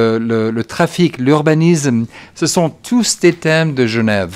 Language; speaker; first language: French; non-native, fluent; English